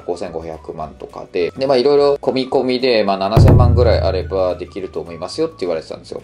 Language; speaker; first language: Japanese; native; Japanese